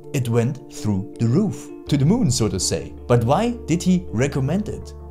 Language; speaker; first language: English; non-native, fluent; German